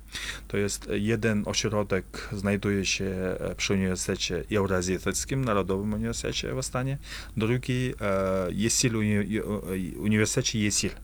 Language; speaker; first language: Polish; non-native, fluent; Russian